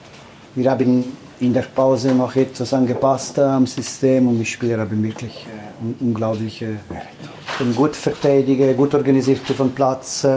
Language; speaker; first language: German; non-native, fluent; Italian